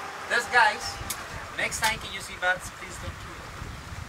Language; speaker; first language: English; non-native, learner; Spanish